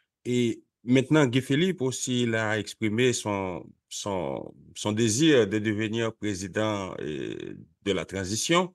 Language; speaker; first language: French; non-native, local second language; Haitian Creole